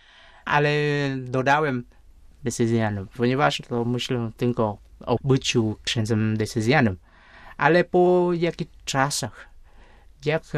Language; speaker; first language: Polish; non-native, fluent; Vietnamese